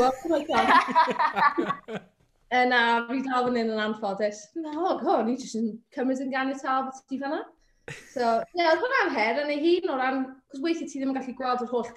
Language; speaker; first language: Welsh; native; Welsh